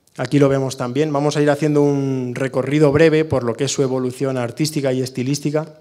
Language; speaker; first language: Spanish; non-native, local second language; Catalan